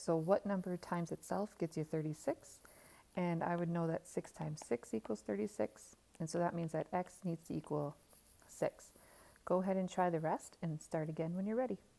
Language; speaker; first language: English; native; English